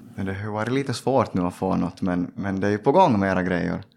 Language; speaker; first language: Swedish; native; Swedish